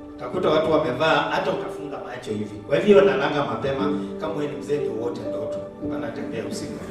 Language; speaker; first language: Swahili; non-native, local second language; Luo (Kenya and Tanzania)